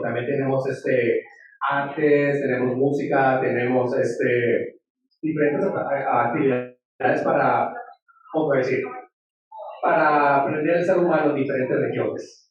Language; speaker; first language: Spanish; native; Spanish